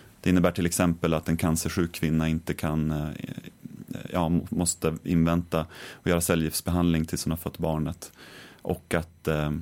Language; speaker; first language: Swedish; native; Swedish